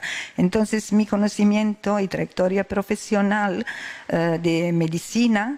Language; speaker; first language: Spanish; non-native, learner; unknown